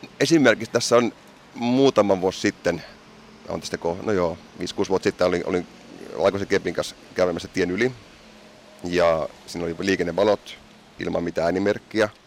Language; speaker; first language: Finnish; early bilingual, heritage; Finnish